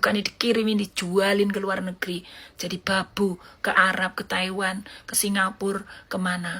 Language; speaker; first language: Indonesian; native; Indonesian